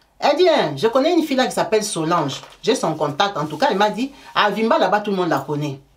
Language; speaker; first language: French; native; French